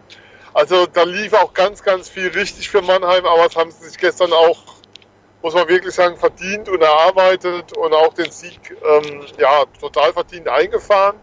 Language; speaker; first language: German; native; German